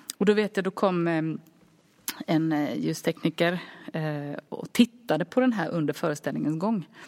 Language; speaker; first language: Swedish; early bilingual, other home language; Finnish